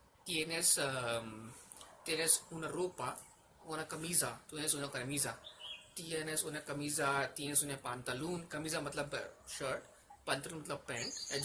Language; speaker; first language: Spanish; non-native, learner; Hindi